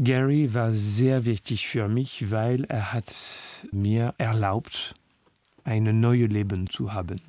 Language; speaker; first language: German; non-native, learner; French